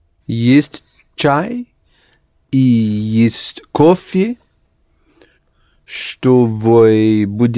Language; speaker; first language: Russian; non-native, learner; English